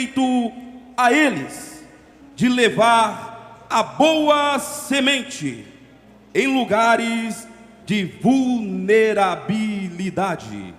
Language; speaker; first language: Portuguese; native; Portuguese